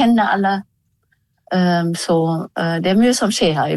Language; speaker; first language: Norwegian; non-native, fluent; German